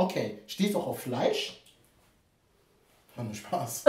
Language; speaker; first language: German; early bilingual, other home language; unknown